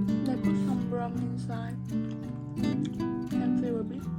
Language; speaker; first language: English; non-native, learner; Vietnamese